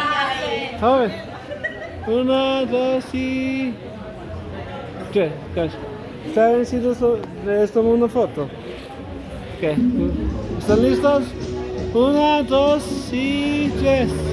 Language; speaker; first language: Spanish; early bilingual, heritage; Spanish